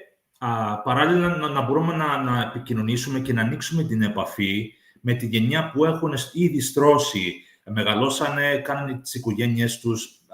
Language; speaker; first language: Greek; early bilingual, heritage; English